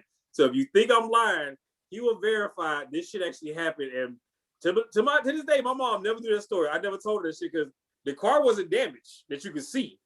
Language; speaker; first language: English; native; English